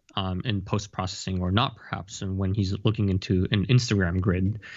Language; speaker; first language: English; early bilingual, heritage; Japanese